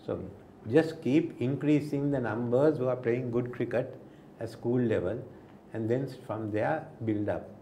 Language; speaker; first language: English; non-native, local second language; Sinhala